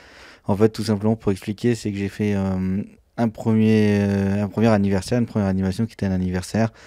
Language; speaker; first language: French; native; French